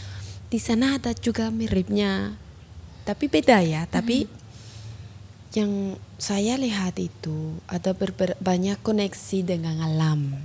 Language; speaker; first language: Indonesian; non-native, learner; Spanish